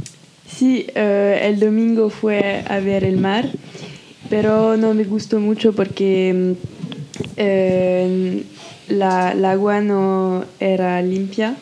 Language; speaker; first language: Spanish; non-native, learner; French